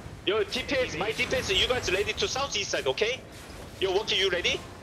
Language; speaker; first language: English; non-native, learner; Korean